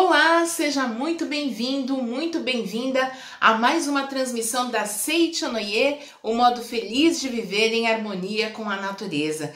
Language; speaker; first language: Portuguese; native; Portuguese